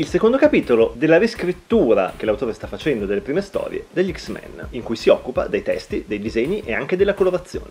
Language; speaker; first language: Italian; native; Italian